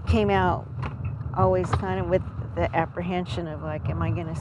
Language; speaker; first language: English; native; English